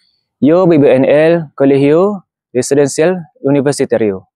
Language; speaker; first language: Spanish; non-native, learner; Malay